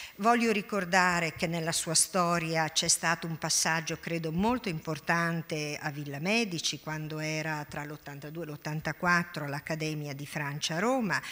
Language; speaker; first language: Italian; native; Italian